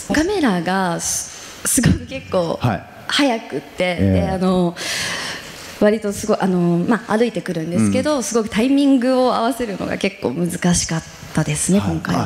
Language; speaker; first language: Japanese; native; Japanese